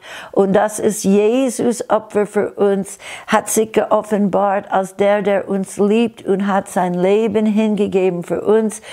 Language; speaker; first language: German; non-native, fluent; English